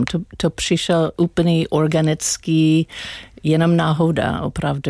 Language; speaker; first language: Czech; non-native, learner; English